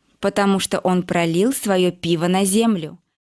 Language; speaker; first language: Russian; non-native, local second language; Uzbek